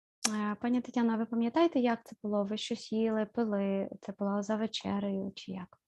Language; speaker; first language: Ukrainian; native; Ukrainian